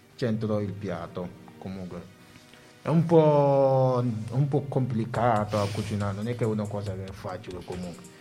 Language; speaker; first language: Italian; non-native, learner; Wolof